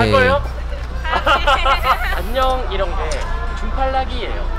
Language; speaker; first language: Korean; native; Korean